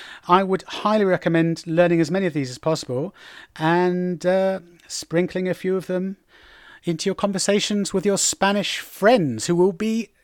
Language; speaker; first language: English; native; English